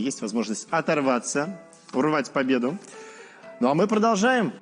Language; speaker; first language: Russian; native; Russian